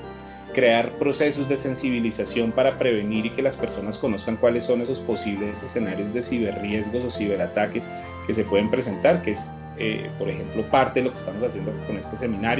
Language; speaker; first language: Spanish; native; Spanish